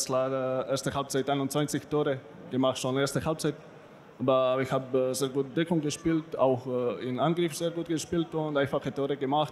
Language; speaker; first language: German; non-native, learner; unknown